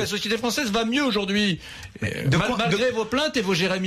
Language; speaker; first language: French; native; French